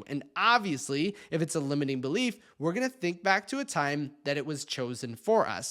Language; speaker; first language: English; native; English